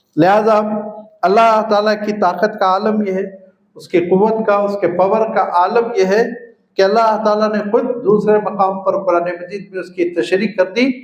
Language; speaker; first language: Urdu; native; Urdu